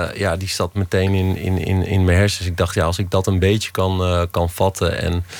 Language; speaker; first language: Dutch; native; Dutch